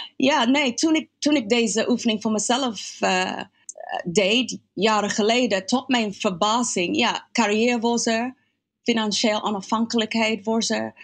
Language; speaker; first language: Dutch; non-native, fluent; English